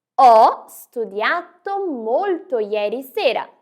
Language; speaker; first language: Italian; non-native, fluent; Portuguese